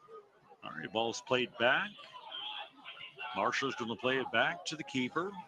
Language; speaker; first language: English; native; English